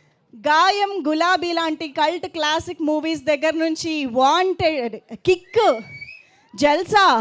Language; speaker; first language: Telugu; native; Telugu